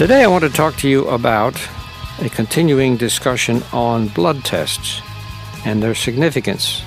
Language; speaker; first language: English; native; English